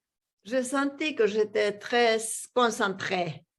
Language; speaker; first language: French; non-native, fluent; Portuguese